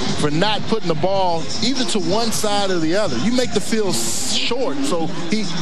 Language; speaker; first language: English; native; English